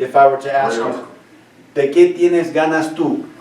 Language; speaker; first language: Spanish; non-native, fluent; English